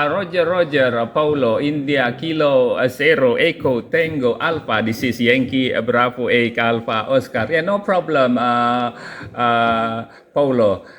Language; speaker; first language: English; non-native, local second language; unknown